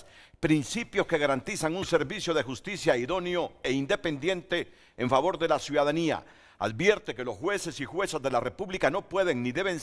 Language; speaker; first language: Spanish; native; Spanish